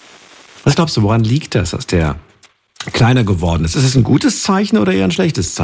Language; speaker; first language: German; native; German